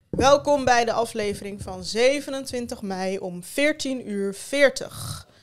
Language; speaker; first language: Dutch; early bilingual, other home language; Turkish